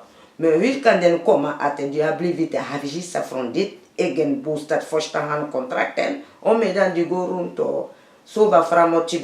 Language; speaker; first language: Swedish; non-native, learner; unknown